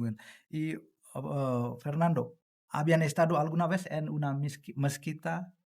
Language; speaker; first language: Spanish; non-native, learner; Indonesian